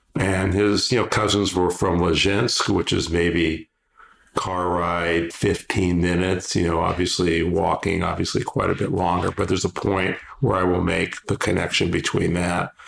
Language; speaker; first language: English; early bilingual, other home language; Polish